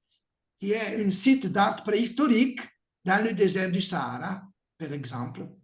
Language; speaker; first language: French; non-native, learner; Italian